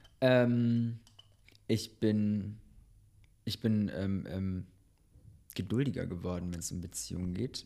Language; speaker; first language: German; early bilingual, other home language; Bosnian